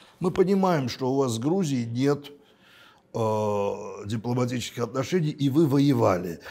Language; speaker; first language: Russian; non-native, local second language; Armenian